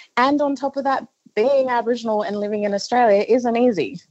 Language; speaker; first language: English; native; English